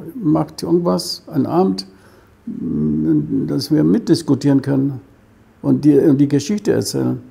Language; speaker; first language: German; non-native, fluent; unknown